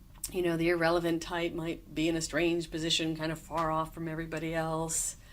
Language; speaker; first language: English; native; English